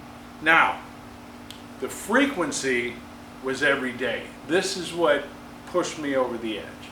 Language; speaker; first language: English; native; English